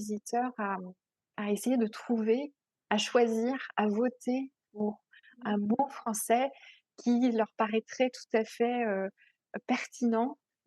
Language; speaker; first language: French; native; French